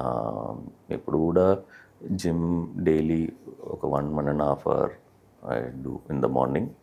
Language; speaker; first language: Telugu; non-native, learner; Malayalam